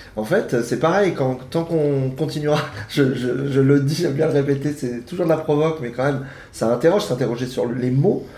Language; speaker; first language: French; native; French